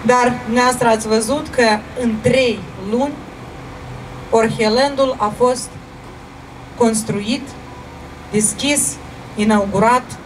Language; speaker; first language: Romanian; non-native, local second language; Russian